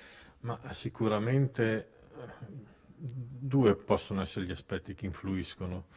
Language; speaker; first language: Italian; native; Italian